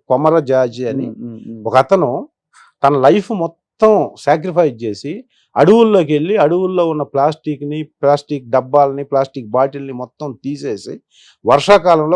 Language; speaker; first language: Telugu; native; Telugu